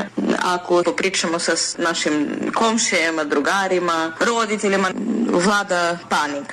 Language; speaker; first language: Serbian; non-native, fluent; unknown